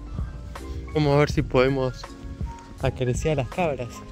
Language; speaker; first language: Spanish; native; Spanish